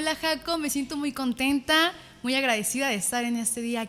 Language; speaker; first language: Spanish; native; Spanish